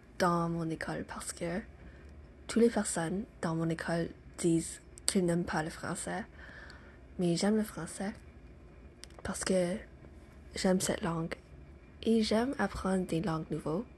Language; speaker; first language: French; non-native, learner; English